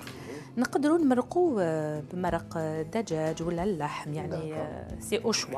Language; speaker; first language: Arabic; native; Arabic